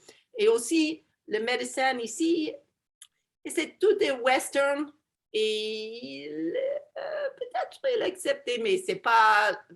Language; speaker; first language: French; non-native, learner; English